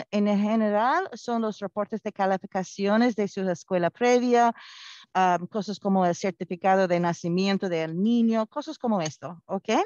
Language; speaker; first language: Spanish; non-native, fluent; English